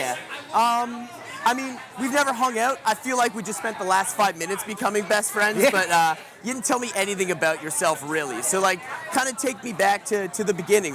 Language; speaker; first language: English; native; English